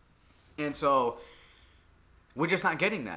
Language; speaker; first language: English; native; English